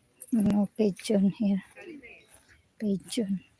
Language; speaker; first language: English; non-native, local second language; Filipino